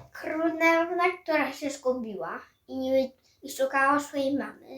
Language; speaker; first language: Polish; early bilingual, heritage; Samoan